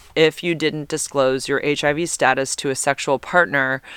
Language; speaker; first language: English; native; English